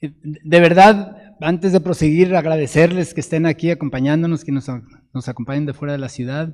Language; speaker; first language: Spanish; native; Spanish